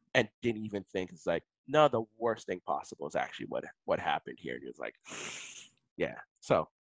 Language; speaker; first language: English; early bilingual, other home language; Haitian Creole